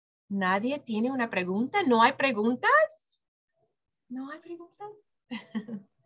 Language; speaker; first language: Spanish; non-native, fluent; English